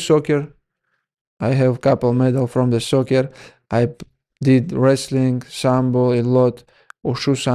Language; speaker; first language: English; non-native, learner; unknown